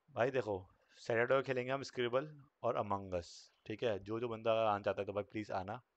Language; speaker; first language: Hindi; native; Hindi